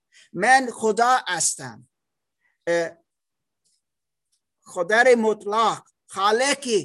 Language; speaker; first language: Persian; non-native, learner; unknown